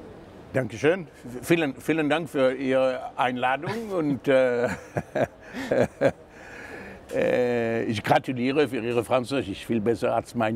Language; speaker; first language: German; non-native, learner; French